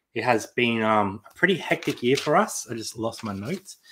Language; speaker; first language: English; native; English